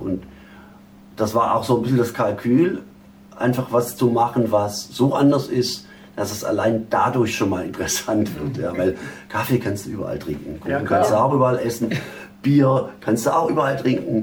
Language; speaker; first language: German; native; German